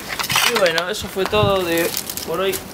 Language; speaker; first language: Spanish; native; Spanish